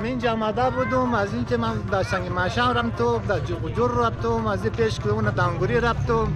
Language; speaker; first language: Persian; non-native, local second language; Pashto